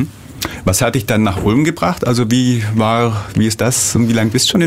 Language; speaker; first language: German; native; German